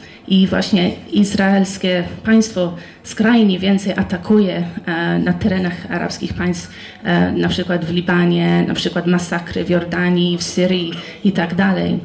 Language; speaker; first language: Polish; non-native, fluent; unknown